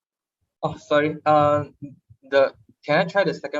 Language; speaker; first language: English; non-native, learner; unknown